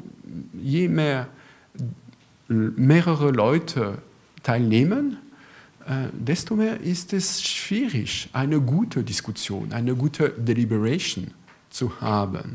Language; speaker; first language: German; non-native, fluent; French